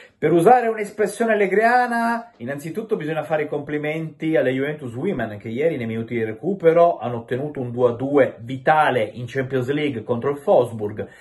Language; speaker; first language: Italian; native; Italian